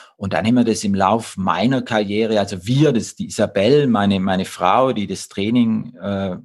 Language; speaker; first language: German; native; German